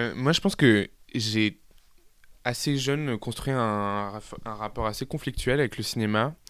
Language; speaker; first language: French; native; French